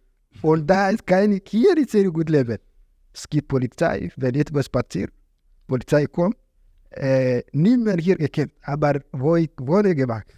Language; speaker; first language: German; non-native, learner; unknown